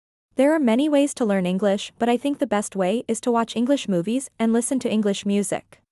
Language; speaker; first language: English; non-native, learner; Vietnamese